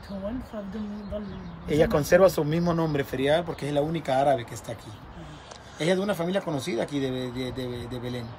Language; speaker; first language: Spanish; non-native, fluent; Arabic